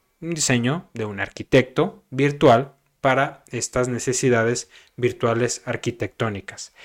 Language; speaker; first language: Spanish; native; Spanish